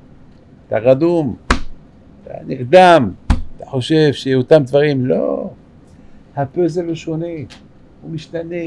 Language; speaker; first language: Hebrew; non-native, fluent; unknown